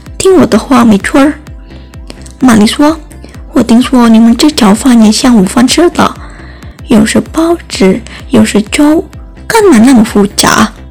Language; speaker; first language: Chinese; non-native, learner; Indonesian